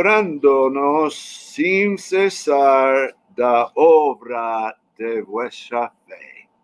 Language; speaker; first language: Spanish; non-native, fluent; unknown